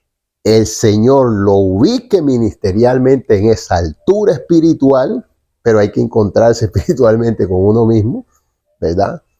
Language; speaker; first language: Spanish; native; Spanish